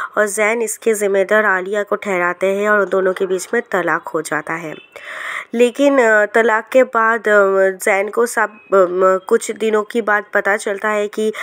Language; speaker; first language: Hindi; non-native, local second language; Bangla